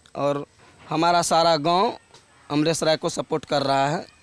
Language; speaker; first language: Hindi; native; Hindi